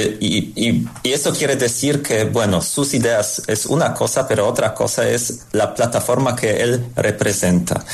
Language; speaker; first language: Spanish; non-native, fluent; Polish